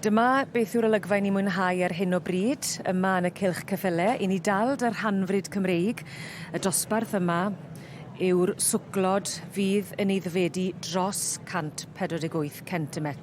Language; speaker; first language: Welsh; native; Welsh